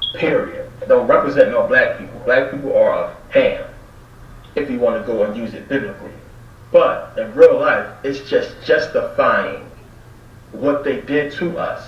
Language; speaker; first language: English; native; English